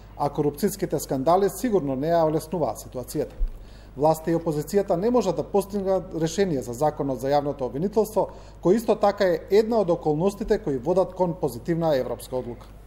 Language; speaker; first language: Macedonian; native; Macedonian